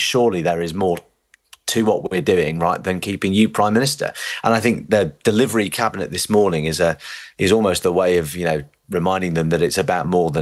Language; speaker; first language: English; native; English